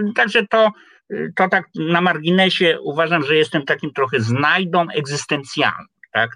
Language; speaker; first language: Polish; native; Polish